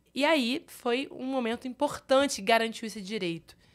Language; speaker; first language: Portuguese; native; Portuguese